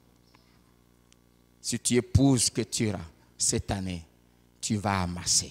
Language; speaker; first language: French; non-native, local second language; Lingala